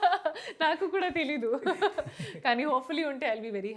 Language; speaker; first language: Telugu; non-native, local second language; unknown